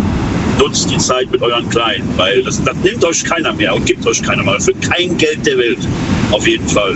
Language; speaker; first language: German; native; German